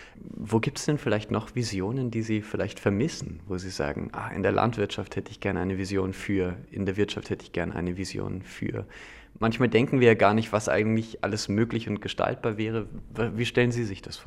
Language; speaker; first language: German; native; German